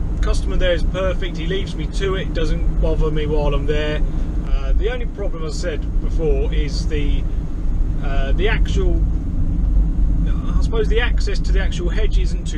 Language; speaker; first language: English; native; English